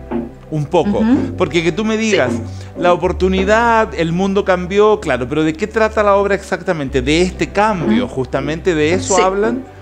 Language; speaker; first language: Spanish; native; Spanish